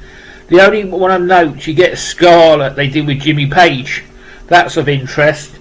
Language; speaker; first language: English; native; English